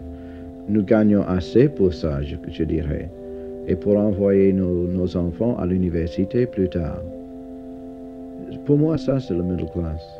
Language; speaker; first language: French; non-native, fluent; English